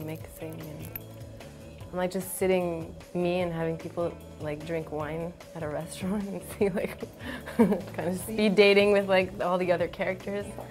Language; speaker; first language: English; non-native, fluent; French